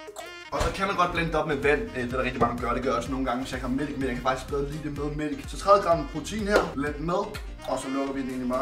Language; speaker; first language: Danish; native; Danish